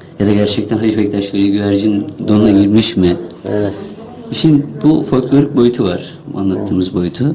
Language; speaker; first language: Turkish; native; Turkish